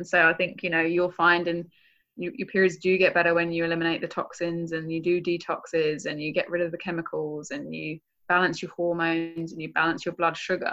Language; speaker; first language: English; native; English